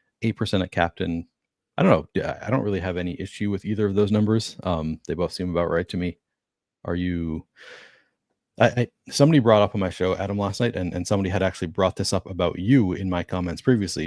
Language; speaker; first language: English; native; English